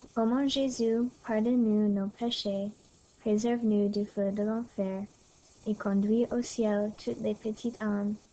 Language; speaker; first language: French; non-native, fluent; English